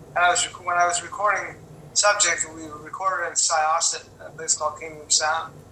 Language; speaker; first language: English; native; English